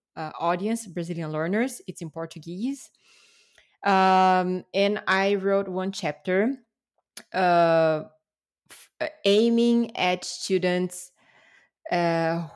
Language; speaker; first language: English; non-native, fluent; Portuguese